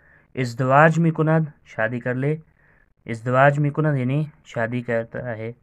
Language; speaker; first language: Persian; non-native, learner; Urdu